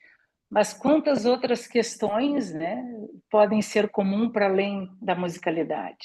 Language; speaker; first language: Portuguese; native; Portuguese